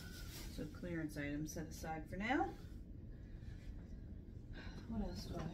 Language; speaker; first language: English; native; English